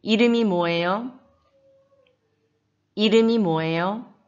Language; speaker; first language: Korean; non-native, fluent; Malagasy